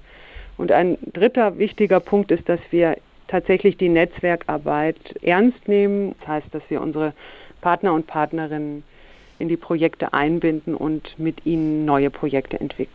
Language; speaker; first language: German; native; German